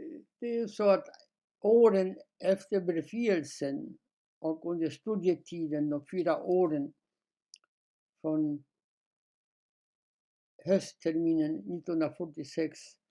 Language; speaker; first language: Swedish; non-native, fluent; Polish